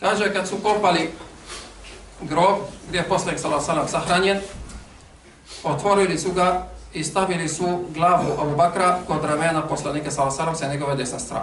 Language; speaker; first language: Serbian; non-native, fluent; Arabic